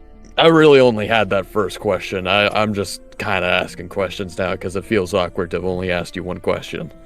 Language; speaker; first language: English; native; English